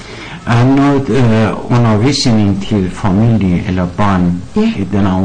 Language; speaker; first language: Danish; non-native, learner; Persian